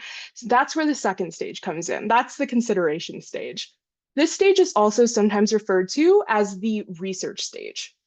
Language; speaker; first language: English; native; English